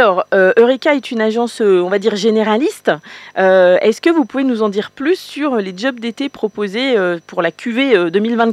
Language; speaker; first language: French; native; French